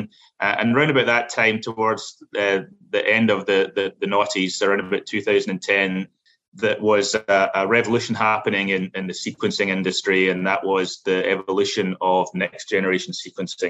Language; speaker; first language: English; native; English